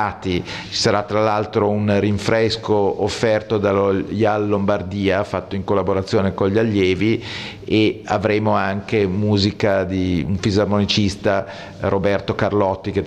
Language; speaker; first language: Italian; native; Italian